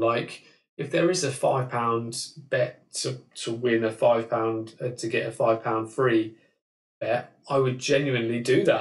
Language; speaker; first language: English; native; English